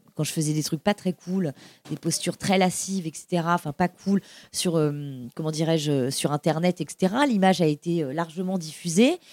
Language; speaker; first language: French; native; French